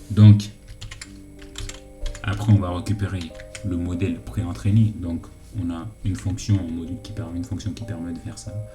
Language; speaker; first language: French; native; French